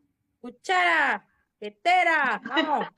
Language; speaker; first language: Spanish; native; Spanish